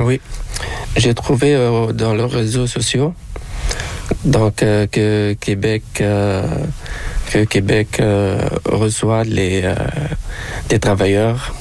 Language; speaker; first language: French; non-native, local second language; Arabic